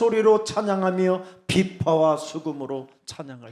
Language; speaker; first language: Korean; native; Korean